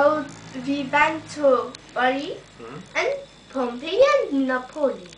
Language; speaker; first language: English; non-native, learner; Turkish